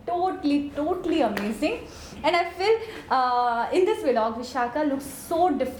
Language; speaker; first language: English; non-native, learner; Urdu